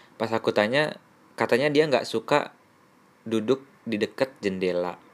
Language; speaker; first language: Indonesian; native; Indonesian